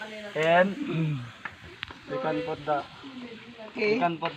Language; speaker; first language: English; non-native, learner; Cebuano